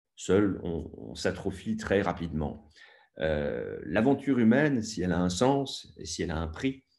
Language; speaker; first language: French; native; French